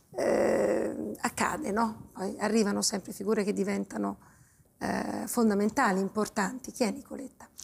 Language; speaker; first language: Italian; native; Italian